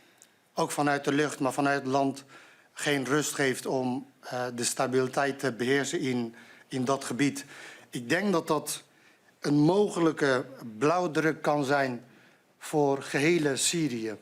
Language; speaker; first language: Dutch; non-native, fluent; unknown